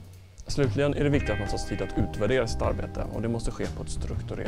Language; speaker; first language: Swedish; native; Swedish